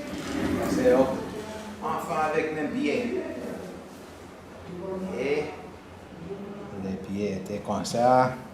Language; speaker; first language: French; non-native, learner; English